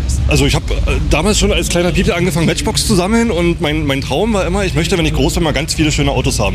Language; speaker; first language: German; native; German